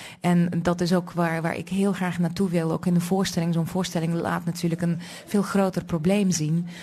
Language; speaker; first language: Dutch; non-native, fluent; Russian